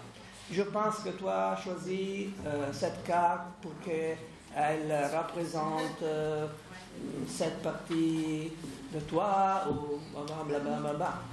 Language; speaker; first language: French; non-native, fluent; Italian